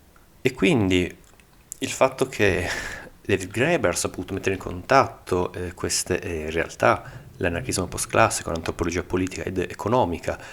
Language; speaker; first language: Italian; native; Italian